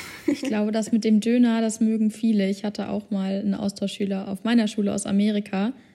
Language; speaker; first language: German; native; German